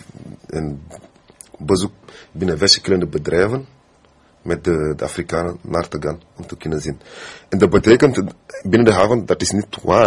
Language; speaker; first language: Dutch; non-native, fluent; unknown